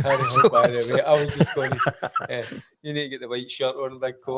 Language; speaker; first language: English; native; English